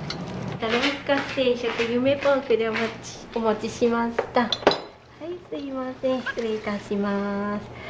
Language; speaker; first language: Japanese; native; Japanese